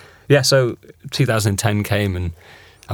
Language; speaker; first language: English; native; English